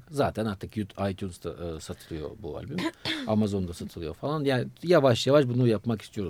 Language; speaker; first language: Turkish; non-native, fluent; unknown